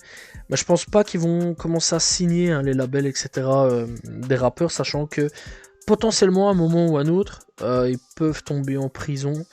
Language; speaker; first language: French; native; French